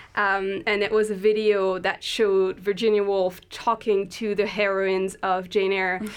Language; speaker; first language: English; non-native, fluent; French